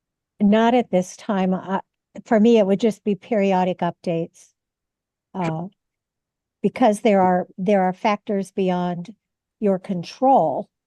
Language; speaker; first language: English; native; English